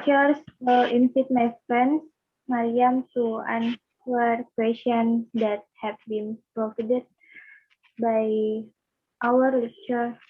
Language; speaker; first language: English; non-native, learner; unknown